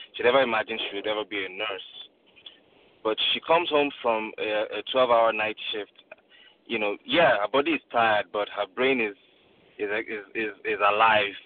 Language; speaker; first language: English; non-native, local second language; Yoruba